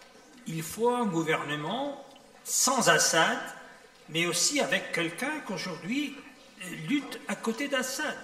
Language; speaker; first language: French; non-native, fluent; Italian